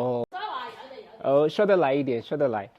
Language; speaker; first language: Chinese; non-native, fluent; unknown